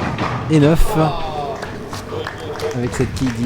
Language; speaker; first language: French; native; French